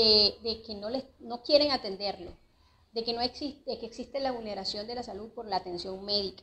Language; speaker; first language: Spanish; native; Spanish